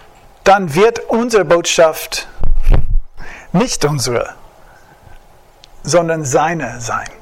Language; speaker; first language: German; non-native, fluent; English